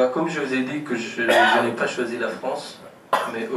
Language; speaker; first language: French; non-native, fluent; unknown